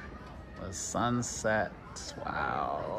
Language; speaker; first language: English; non-native, fluent; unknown